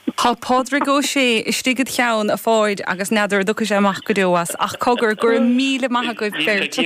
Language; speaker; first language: Irish; native; Irish